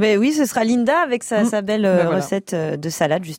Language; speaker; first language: French; native; French